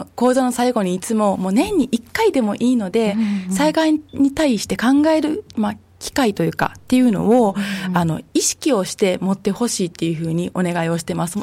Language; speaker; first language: Japanese; native; Japanese